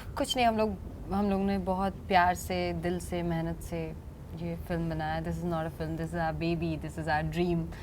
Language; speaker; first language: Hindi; non-native, local second language; Bangla